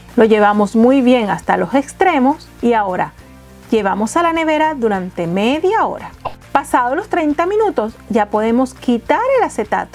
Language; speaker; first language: Spanish; native; Spanish